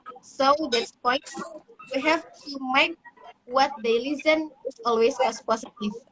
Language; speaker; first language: English; non-native, learner; Indonesian